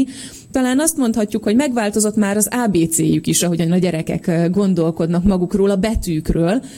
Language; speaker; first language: Hungarian; native; Hungarian